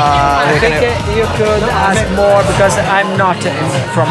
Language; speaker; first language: English; non-native, fluent; Italian